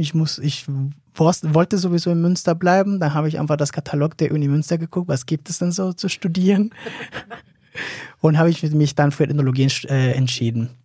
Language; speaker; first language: German; non-native, fluent; Spanish